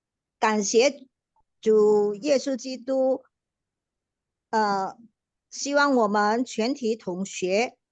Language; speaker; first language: Chinese; non-native, learner; Indonesian